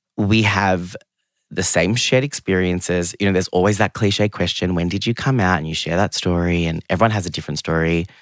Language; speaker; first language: English; early bilingual, other home language; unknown